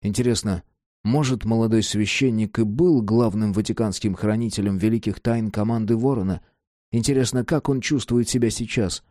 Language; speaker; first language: Russian; native; Russian